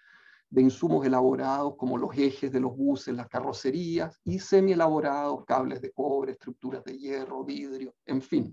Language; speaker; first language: Spanish; native; Spanish